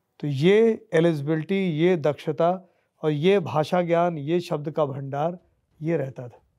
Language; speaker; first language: Hindi; native; Hindi